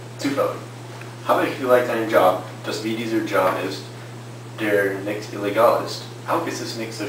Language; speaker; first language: German; non-native, learner; English